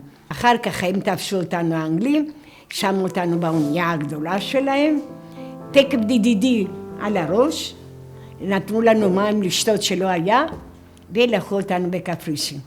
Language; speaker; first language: Hebrew; non-native, fluent; Greek